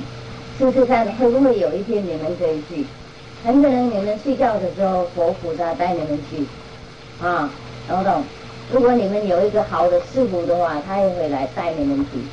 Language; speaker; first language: Chinese; non-native, fluent; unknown